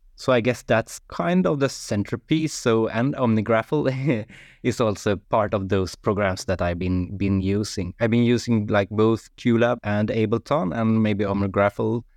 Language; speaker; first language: English; non-native, fluent; Swedish